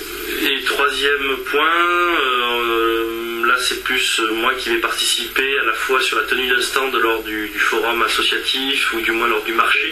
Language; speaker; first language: French; native; French